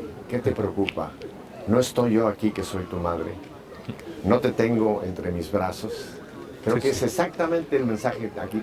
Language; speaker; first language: Spanish; native; Spanish